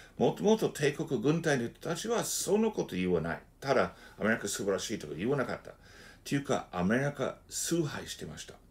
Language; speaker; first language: Japanese; non-native, fluent; English